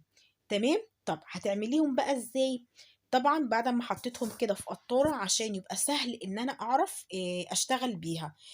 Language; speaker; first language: Arabic; native; Arabic